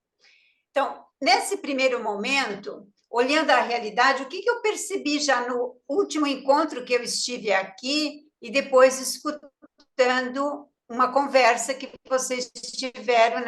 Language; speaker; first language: Portuguese; native; Portuguese